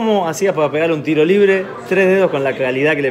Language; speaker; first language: Spanish; native; Spanish